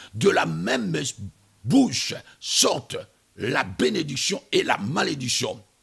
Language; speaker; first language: French; non-native, local second language; Lingala